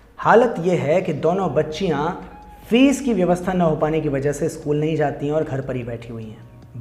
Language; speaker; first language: Hindi; native; Hindi